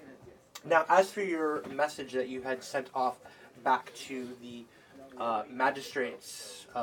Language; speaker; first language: English; native; English